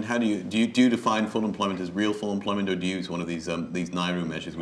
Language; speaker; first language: English; native; English